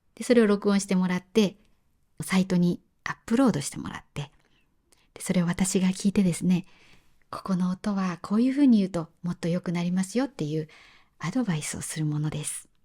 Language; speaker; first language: Japanese; native; Japanese